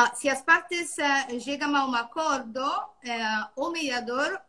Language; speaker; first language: Portuguese; non-native, learner; Italian